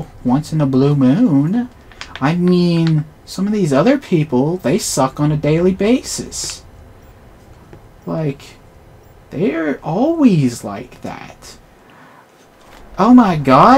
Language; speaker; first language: English; native; English